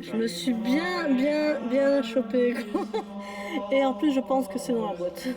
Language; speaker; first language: French; native; French